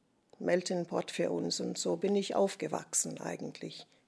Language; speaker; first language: German; non-native, fluent; English